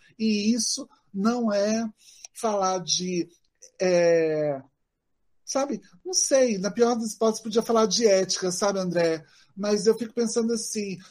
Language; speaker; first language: Portuguese; native; Portuguese